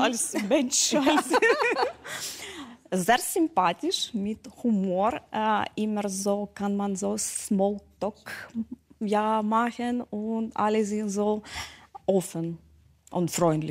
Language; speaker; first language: German; non-native, learner; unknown